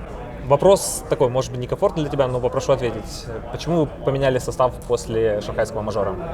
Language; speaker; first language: Russian; native; Russian